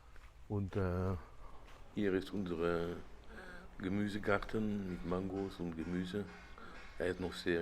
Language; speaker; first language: German; non-native, fluent; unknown